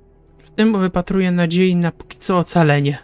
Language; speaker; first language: Polish; native; Polish